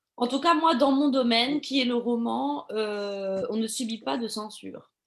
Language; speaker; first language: French; native; French